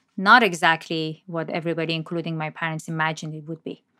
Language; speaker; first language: English; non-native, fluent; Persian